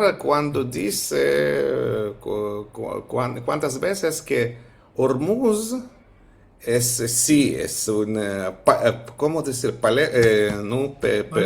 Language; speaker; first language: Spanish; non-native, fluent; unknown